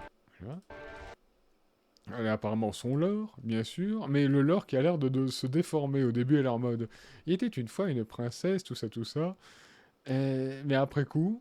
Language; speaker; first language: French; native; French